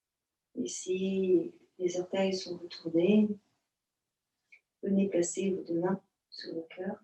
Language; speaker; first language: French; native; French